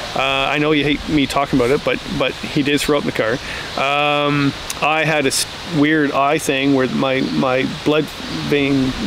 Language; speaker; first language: English; native; English